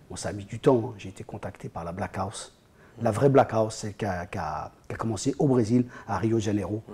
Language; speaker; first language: French; native; French